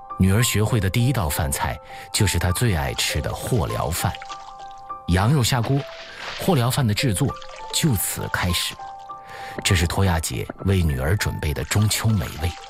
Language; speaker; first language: Chinese; native; Chinese